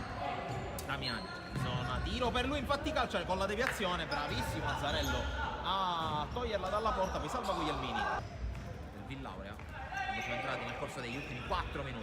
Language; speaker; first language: Italian; native; Italian